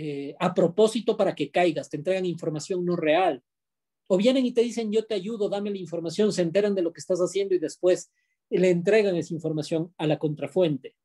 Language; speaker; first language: Spanish; native; Spanish